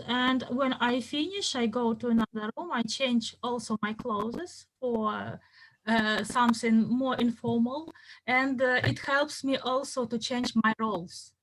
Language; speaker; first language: English; non-native, fluent; Russian